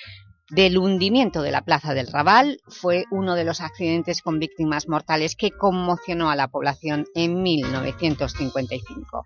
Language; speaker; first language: Spanish; native; Spanish